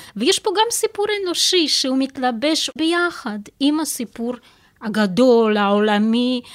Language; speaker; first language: Hebrew; non-native, fluent; Russian